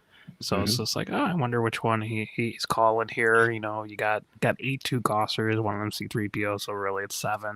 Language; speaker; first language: English; native; English